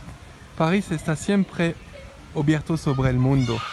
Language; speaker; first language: Spanish; non-native, fluent; French